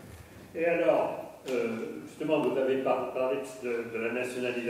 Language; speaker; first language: French; native; French